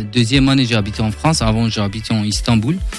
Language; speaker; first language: French; non-native, learner; Kurdish